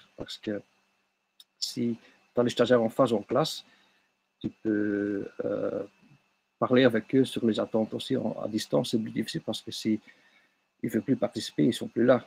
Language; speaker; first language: French; non-native, local second language; Dutch